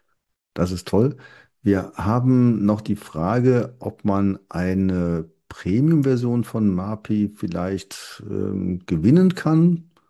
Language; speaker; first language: German; native; German